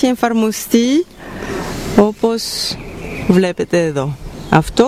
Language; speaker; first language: Greek; non-native, fluent; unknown